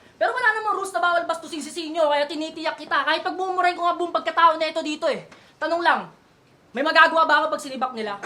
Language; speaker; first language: Filipino; native; Filipino